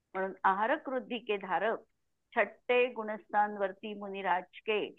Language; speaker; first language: Hindi; non-native, local second language; Marathi